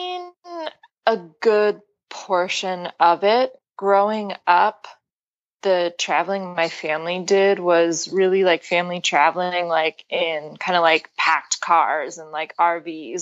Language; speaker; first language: English; native; English